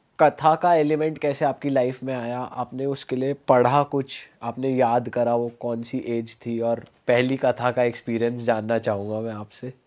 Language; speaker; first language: Hindi; native; Hindi